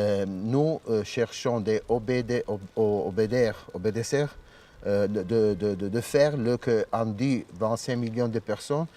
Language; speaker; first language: French; non-native, learner; Italian